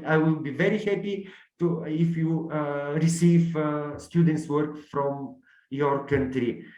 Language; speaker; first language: English; non-native, learner; Bulgarian